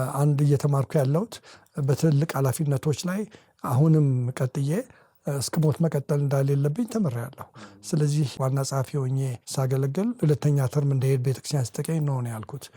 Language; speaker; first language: Amharic; native; Amharic